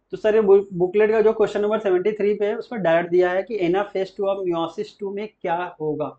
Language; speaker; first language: Hindi; native; Hindi